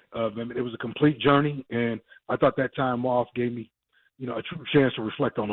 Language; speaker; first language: English; native; English